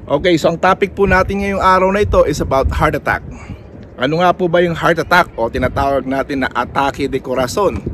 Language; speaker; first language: Filipino; native; Filipino